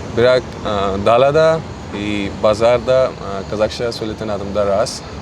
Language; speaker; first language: Kazakh; non-native, fluent; Urdu